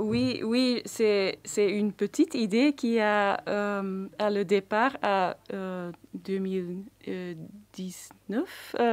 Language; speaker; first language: French; non-native, local second language; Dutch